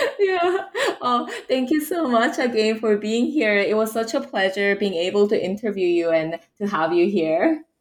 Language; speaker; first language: English; native; English